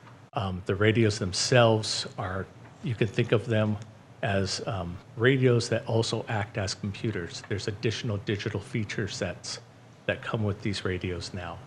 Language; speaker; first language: English; native; English